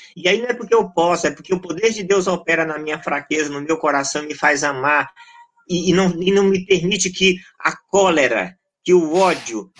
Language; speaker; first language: Portuguese; native; Portuguese